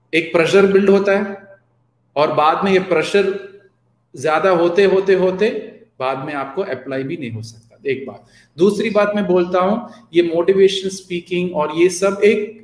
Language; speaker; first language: Hindi; non-native, local second language; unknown